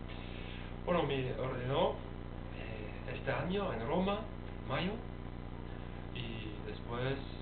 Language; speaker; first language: Spanish; non-native, fluent; German